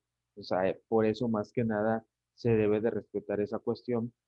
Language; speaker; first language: Spanish; native; Spanish